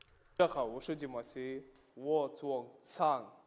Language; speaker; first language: Chinese; non-native, learner; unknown